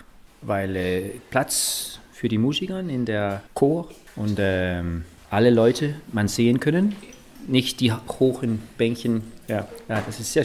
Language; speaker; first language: German; non-native, learner; Danish